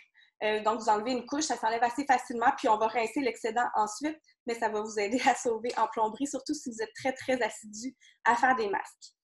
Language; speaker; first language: French; native; French